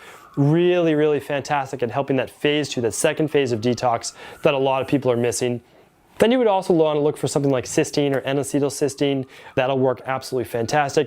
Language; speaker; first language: English; native; English